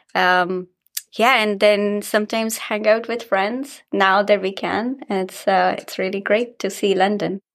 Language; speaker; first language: English; non-native, local second language; Hindi